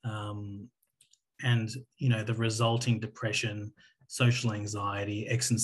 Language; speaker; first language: English; native; English